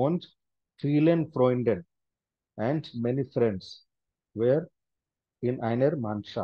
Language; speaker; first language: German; non-native, fluent; Hindi